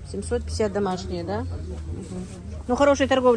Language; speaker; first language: Russian; non-native, local second language; Ingush